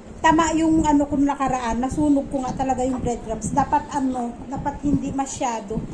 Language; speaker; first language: Filipino; native; Filipino